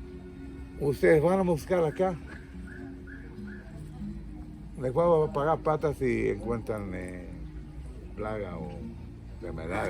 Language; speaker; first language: Spanish; non-native, fluent; Hebrew